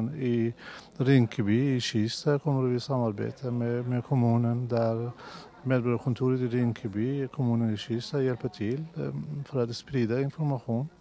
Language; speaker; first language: Swedish; non-native, fluent; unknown